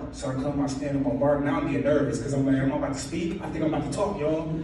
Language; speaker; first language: English; native; English